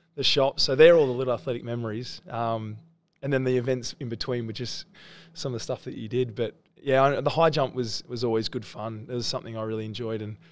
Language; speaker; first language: English; native; English